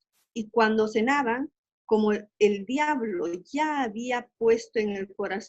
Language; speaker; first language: Spanish; native; Spanish